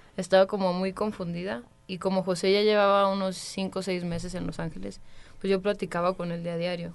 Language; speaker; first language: Spanish; early bilingual, heritage; Spanish